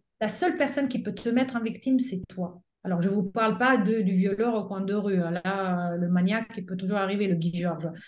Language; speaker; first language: French; non-native, fluent; Italian